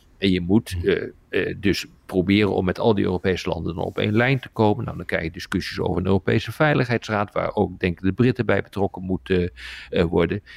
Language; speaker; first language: Dutch; native; Dutch